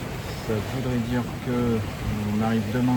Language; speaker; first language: French; native; French